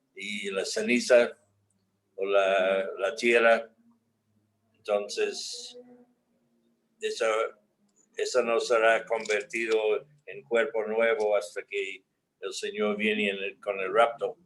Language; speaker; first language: Spanish; non-native, fluent; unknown